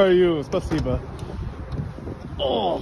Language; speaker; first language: English; native; English